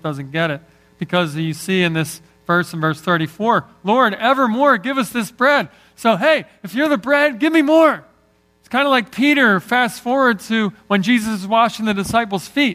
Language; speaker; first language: English; native; English